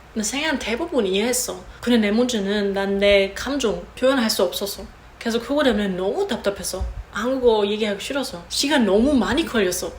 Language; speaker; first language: Korean; non-native, learner; German